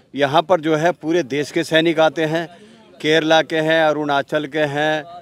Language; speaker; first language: Hindi; native; Hindi